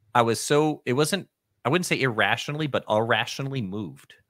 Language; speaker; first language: English; native; English